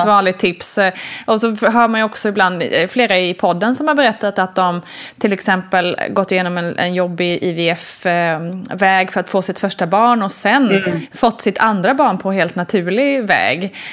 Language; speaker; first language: Swedish; native; Swedish